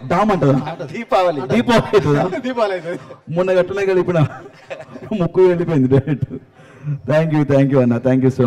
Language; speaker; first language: Telugu; native; Telugu